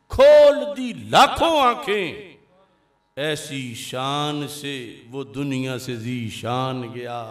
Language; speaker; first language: Urdu; non-native, local second language; Punjabi